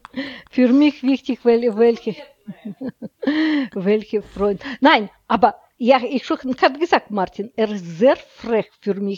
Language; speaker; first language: German; non-native, learner; Russian